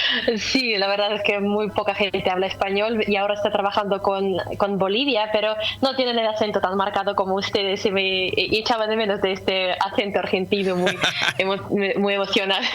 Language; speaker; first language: Spanish; non-native, fluent; Russian